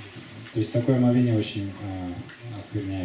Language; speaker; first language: Russian; native; Russian